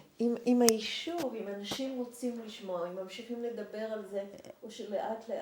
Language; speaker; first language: Hebrew; native; Hebrew